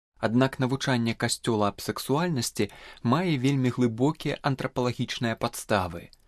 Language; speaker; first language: Belarusian; native; Belarusian